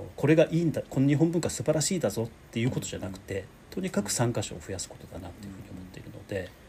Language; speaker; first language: Japanese; native; Japanese